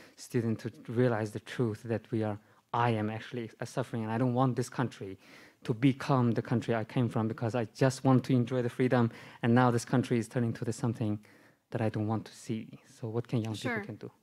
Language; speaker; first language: English; non-native, learner; Chinese